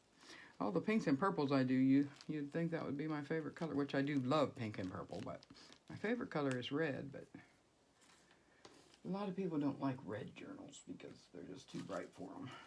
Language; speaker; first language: English; native; English